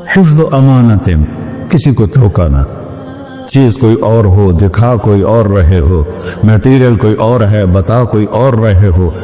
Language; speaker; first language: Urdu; non-native, local second language; Punjabi